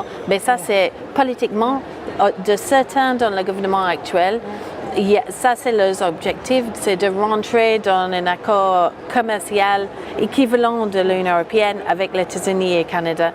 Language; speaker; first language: French; non-native, fluent; English